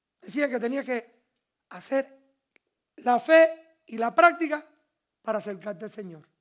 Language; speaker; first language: Spanish; early bilingual, heritage; Spanish